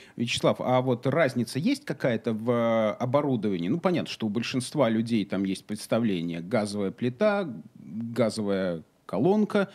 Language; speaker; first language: Russian; native; Russian